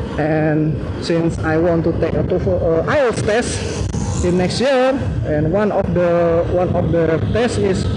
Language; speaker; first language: English; non-native, learner; Indonesian